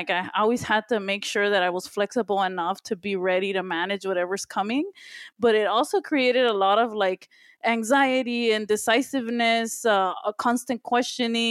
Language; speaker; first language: English; early bilingual, other home language; Spanish